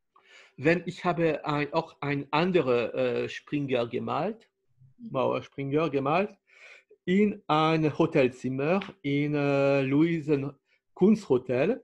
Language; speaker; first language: German; non-native, fluent; French